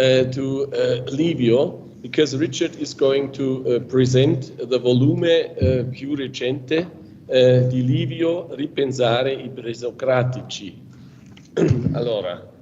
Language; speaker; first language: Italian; non-native, fluent; German